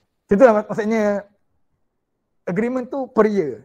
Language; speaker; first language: English; non-native, local second language; Malay